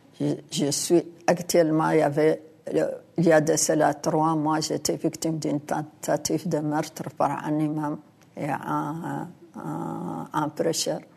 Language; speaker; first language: French; non-native, local second language; Arabic